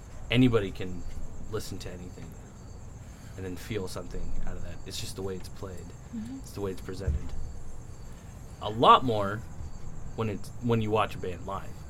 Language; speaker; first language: English; early bilingual, other home language; Spanish